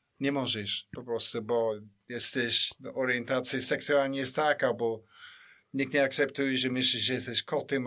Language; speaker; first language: Polish; non-native, fluent; English